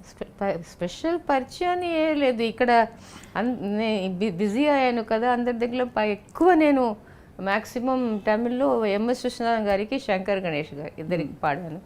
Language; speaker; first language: Telugu; non-native, local second language; Tamil